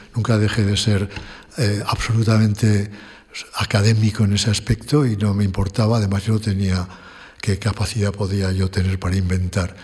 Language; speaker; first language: Spanish; native; Spanish